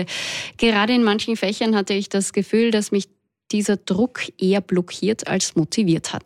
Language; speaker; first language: German; native; German